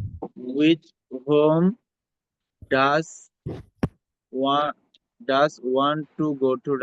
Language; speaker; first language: English; non-native, learner; Bangla